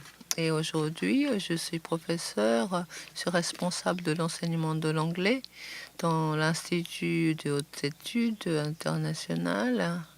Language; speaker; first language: French; non-native, fluent; Japanese